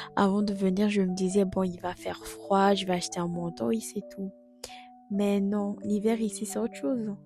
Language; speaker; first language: French; non-native, local second language; Lingala